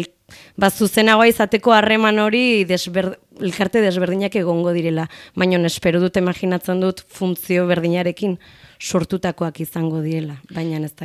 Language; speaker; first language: Basque; native; Basque